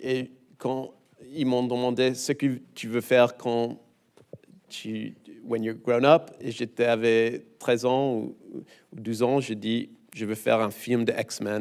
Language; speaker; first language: French; non-native, learner; English